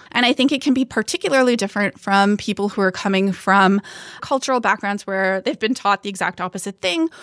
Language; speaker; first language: English; early bilingual, other home language; Hindi